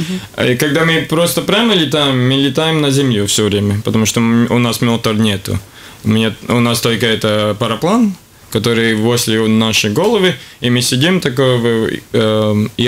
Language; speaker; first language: Russian; non-native, local second language; Latvian